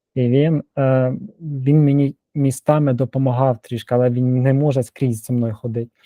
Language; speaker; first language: Ukrainian; native; Ukrainian